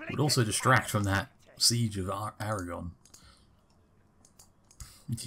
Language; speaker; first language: English; native; English